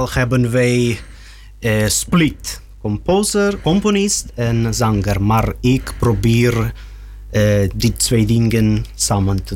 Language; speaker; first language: Dutch; non-native, learner; Russian